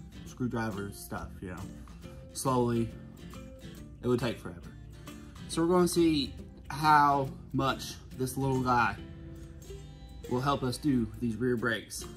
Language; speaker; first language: English; native; English